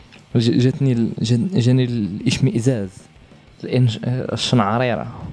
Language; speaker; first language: Arabic; native; Arabic